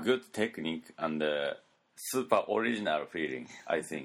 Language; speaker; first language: English; non-native, learner; Japanese